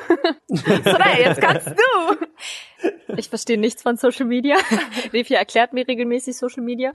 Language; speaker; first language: German; native; German